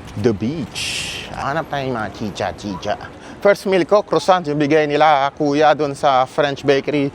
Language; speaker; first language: Filipino; native; Filipino